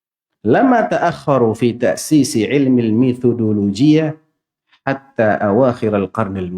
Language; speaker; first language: Arabic; non-native, fluent; Indonesian